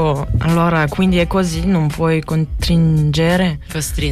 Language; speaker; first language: Italian; non-native, learner; French